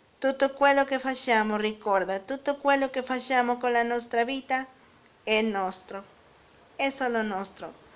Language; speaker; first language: Italian; non-native, learner; Spanish